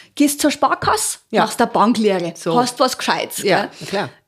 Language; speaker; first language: German; early bilingual, other home language; Croatian